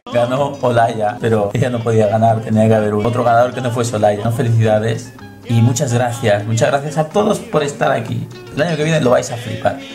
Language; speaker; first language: Spanish; native; Spanish